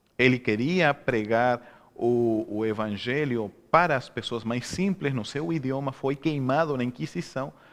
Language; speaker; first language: Portuguese; non-native, fluent; Spanish